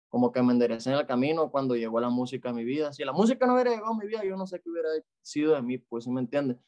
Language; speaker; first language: Spanish; native; Spanish